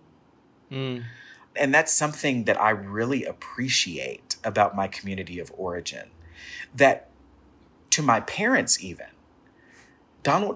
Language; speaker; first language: English; native; English